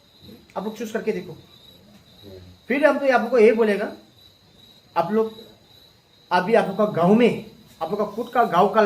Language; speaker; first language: Hindi; non-native, local second language; Garo